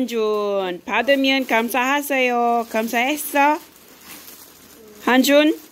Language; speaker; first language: Korean; non-native, learner; Filipino